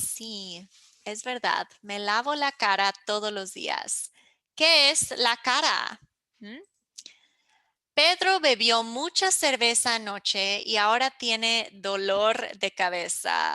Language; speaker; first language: Spanish; early bilingual, heritage; English